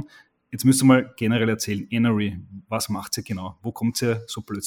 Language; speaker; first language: German; native; German